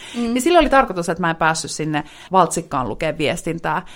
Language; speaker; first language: Finnish; native; Finnish